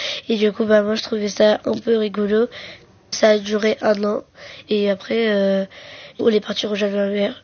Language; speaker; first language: French; early bilingual, other home language; Arabic